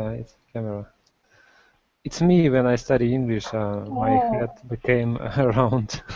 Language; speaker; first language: English; non-native, learner; Russian